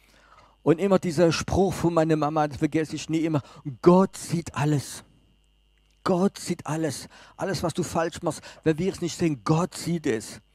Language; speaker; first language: German; non-native, fluent; French